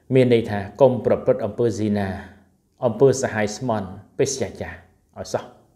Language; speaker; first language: Khmer; non-native, local second language; Eastern Cham